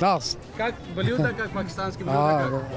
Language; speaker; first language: Russian; non-native, learner; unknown